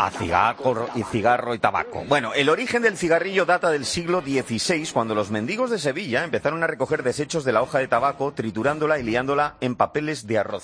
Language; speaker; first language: Spanish; native; Spanish